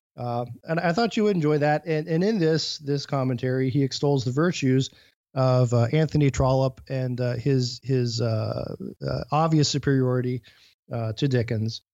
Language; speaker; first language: English; native; English